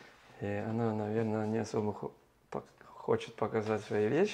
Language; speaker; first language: Russian; non-native, fluent; English